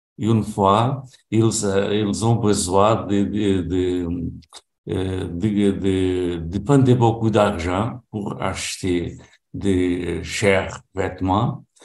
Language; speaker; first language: French; non-native, learner; Portuguese